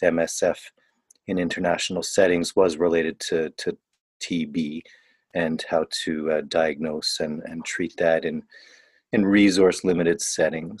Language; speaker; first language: English; native; English